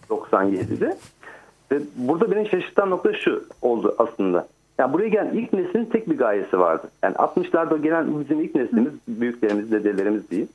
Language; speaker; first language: Turkish; native; Turkish